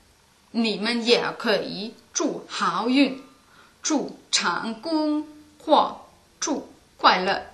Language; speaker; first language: Chinese; non-native, learner; German